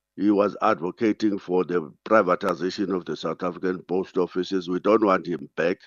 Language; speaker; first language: English; non-native, local second language; Xhosa